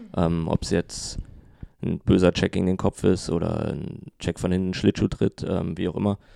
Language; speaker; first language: German; native; German